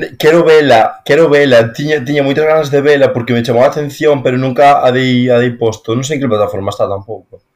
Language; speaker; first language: Galician; non-native, local second language; Spanish